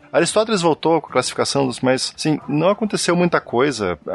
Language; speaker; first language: Portuguese; native; Portuguese